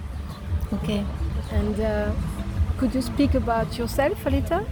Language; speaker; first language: English; non-native, fluent; French